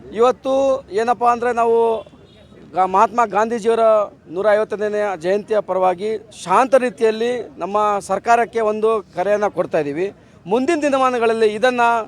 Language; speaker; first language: Kannada; non-native, local second language; Lambadi